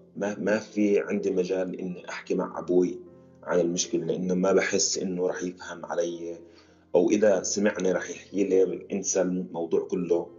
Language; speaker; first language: Arabic; early bilingual, heritage; Arabic